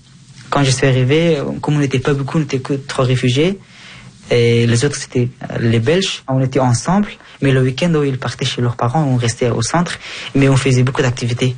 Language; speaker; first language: French; early bilingual, other home language; Persian